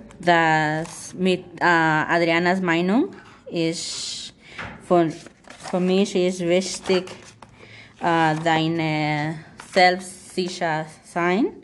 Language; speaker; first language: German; non-native, learner; Spanish